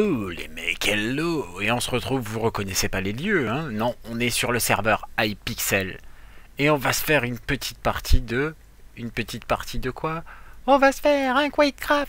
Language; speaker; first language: French; native; French